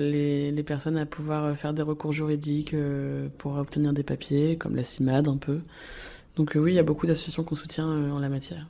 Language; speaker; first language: French; native; French